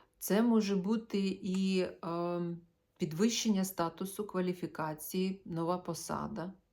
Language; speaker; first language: Ukrainian; non-native, local second language; Russian